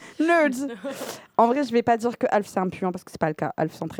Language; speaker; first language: French; native; French